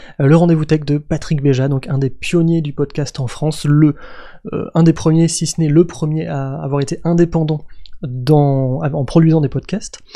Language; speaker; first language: French; native; French